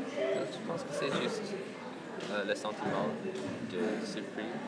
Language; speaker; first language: French; non-native, fluent; English